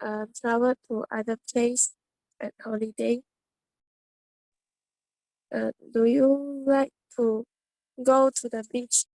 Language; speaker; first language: English; non-native, learner; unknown